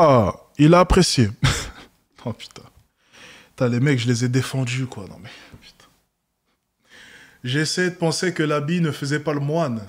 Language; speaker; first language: French; native; French